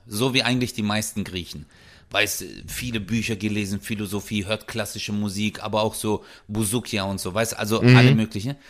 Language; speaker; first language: German; early bilingual, other home language; Turkish